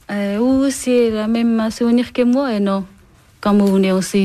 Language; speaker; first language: French; non-native, learner; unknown